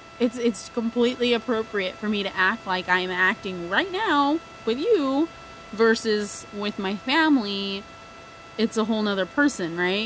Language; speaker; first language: English; native; English